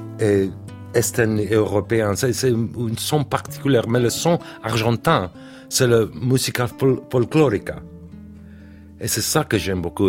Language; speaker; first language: French; non-native, learner; English